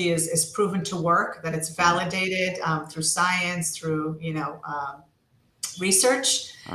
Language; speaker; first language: English; native; English